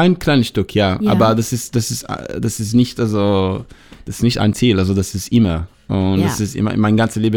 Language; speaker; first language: German; non-native, learner; Hebrew